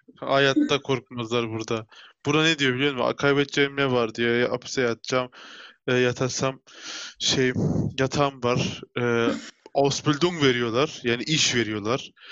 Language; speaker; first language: Turkish; early bilingual, heritage; Turkish